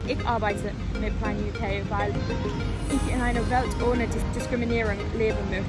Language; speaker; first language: German; non-native, learner; English